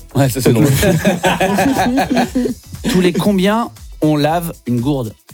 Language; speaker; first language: French; native; French